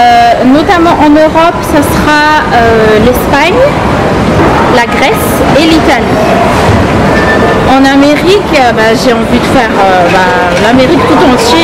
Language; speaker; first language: French; non-native, local second language; Malagasy